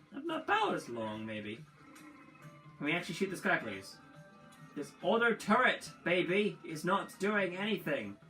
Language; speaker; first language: English; native; English